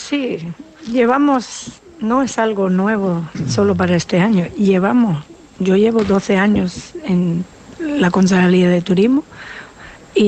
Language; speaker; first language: Spanish; non-native, fluent; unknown